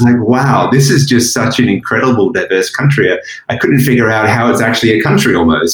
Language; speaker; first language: English; native; English